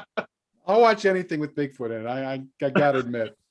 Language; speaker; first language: English; native; English